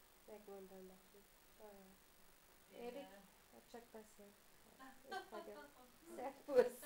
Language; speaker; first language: Hungarian; early bilingual, heritage; Hungarian